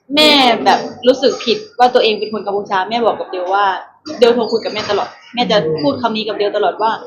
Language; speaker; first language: Thai; early bilingual, other home language; Khmer